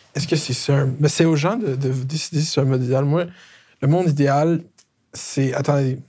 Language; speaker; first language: French; native; French